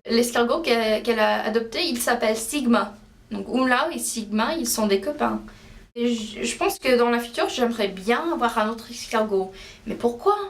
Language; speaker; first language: French; non-native, learner; English